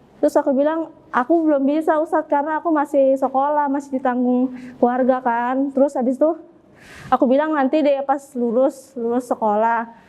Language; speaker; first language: Indonesian; native; Indonesian